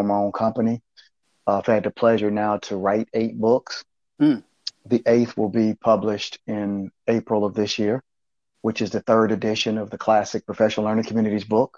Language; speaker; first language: English; native; English